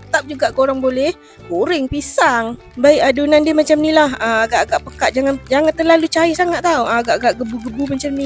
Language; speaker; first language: Malay; native; Malay